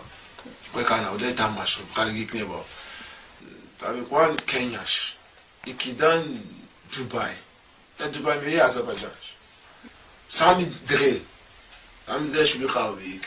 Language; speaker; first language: Georgian; non-native, learner; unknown